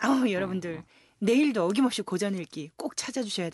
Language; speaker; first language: Korean; native; Korean